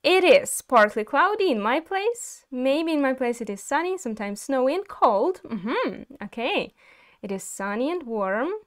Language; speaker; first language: English; non-native, fluent; Ukrainian